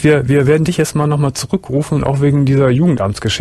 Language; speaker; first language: German; native; German